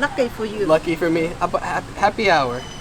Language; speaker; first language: English; native; English